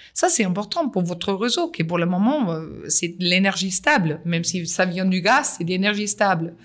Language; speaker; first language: French; non-native, fluent; German